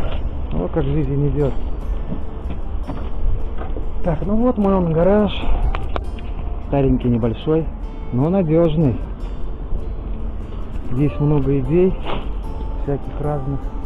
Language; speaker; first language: Russian; native; Russian